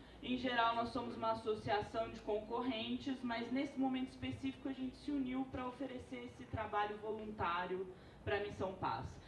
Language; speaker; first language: Portuguese; native; Portuguese